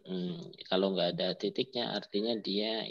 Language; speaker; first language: Indonesian; native; Indonesian